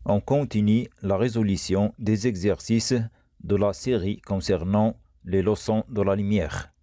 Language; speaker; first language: French; non-native, local second language; Arabic